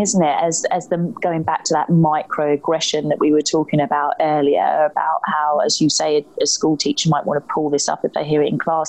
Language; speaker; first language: English; native; English